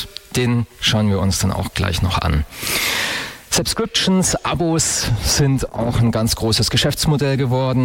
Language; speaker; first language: German; native; German